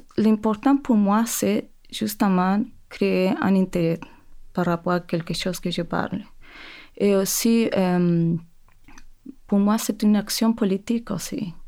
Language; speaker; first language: French; non-native, fluent; Spanish